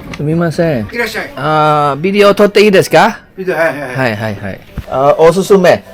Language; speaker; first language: Japanese; non-native, learner; Thai